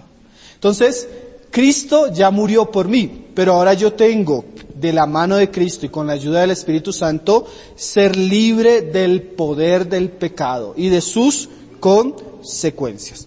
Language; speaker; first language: Spanish; native; Spanish